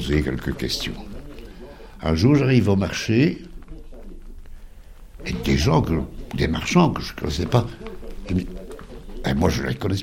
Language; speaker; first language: French; native; French